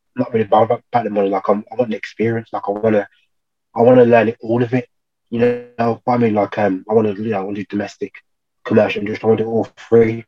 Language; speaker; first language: English; native; English